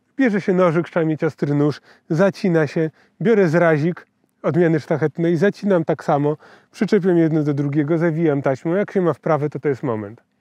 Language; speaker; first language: Polish; native; Polish